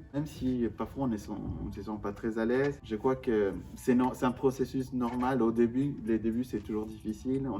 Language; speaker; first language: French; non-native, fluent; Spanish